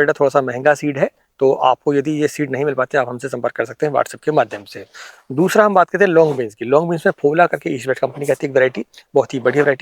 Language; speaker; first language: Hindi; native; Hindi